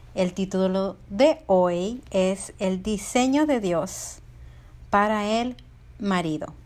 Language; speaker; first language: Spanish; early bilingual, heritage; Spanish